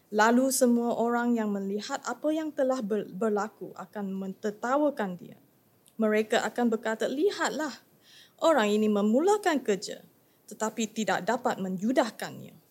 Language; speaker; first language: English; non-native, local second language; Chinese